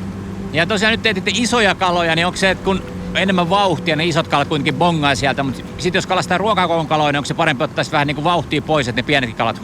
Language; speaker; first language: Finnish; native; Finnish